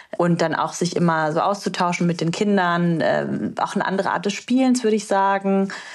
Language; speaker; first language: German; early bilingual, other home language; Romanian